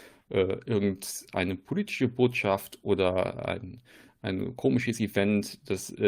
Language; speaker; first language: German; native; German